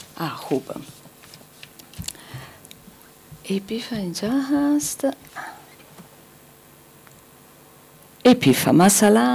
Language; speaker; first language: Persian; non-native, learner; German